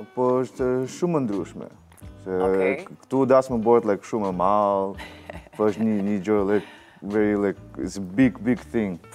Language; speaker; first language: Albanian; non-native, learner; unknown